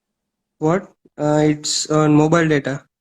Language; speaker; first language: English; non-native, learner; Indonesian